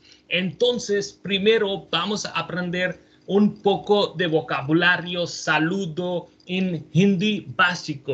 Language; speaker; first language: Spanish; non-native, fluent; Hindi